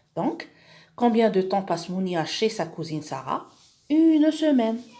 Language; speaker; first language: French; non-native, local second language; Arabic